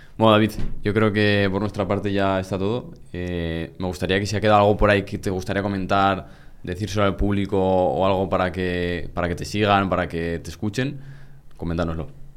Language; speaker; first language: Spanish; native; Spanish